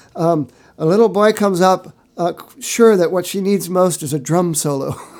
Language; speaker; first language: English; native; English